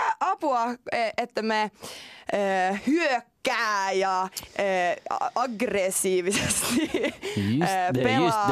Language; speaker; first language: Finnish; non-native, local second language; Swedish